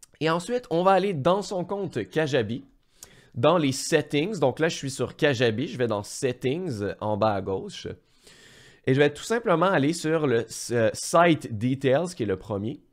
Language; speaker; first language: French; native; French